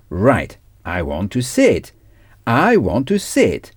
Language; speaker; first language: English; non-native, fluent; French